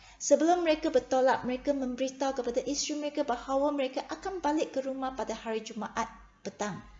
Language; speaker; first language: Malay; non-native, local second language; Chinese